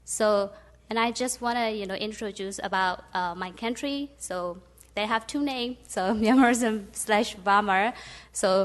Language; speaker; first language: English; non-native, fluent; Burmese